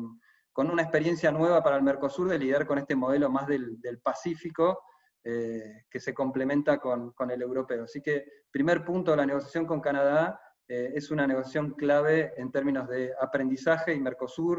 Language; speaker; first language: Spanish; native; Spanish